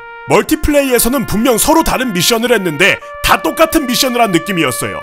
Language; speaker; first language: Korean; native; Korean